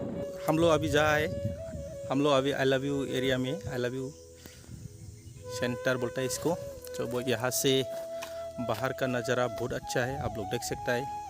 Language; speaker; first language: Hindi; non-native, local second language; Bodo